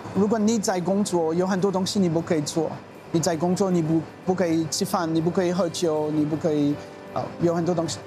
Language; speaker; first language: Chinese; non-native, learner; French